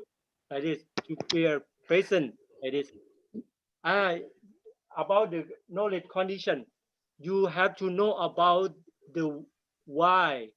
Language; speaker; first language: English; non-native, learner; Thai